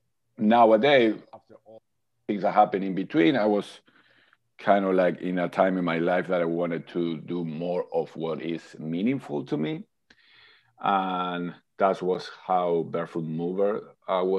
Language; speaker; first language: English; non-native, fluent; Spanish